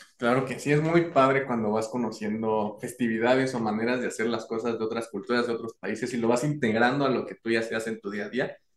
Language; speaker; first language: Spanish; native; Spanish